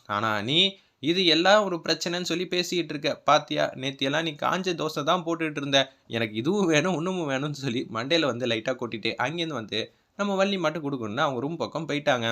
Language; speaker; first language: Tamil; native; Tamil